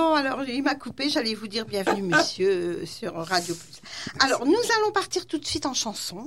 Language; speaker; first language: French; native; French